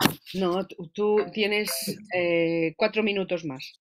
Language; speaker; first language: Spanish; native; Spanish